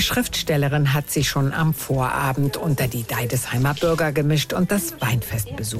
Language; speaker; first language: German; native; German